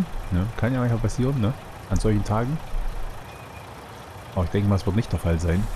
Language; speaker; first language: German; native; German